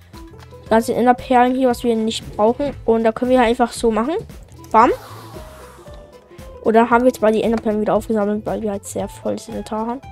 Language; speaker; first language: German; native; German